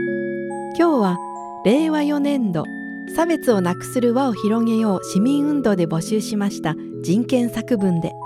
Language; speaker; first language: Japanese; native; Japanese